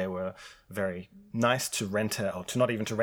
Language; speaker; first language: English; native; English